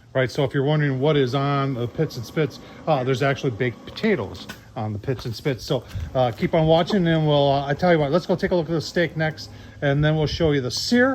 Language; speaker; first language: English; native; English